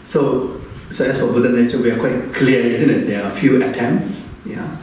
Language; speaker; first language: English; non-native, fluent; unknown